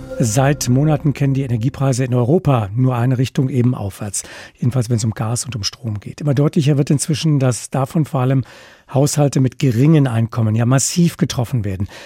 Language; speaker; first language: German; native; German